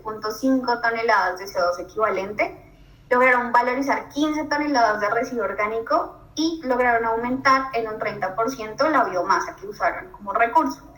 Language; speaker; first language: Spanish; native; Spanish